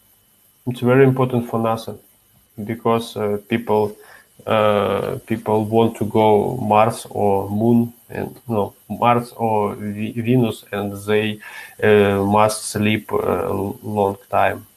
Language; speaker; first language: English; non-native, learner; Russian